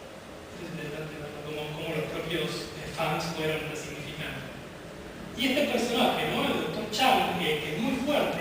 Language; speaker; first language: Spanish; native; Spanish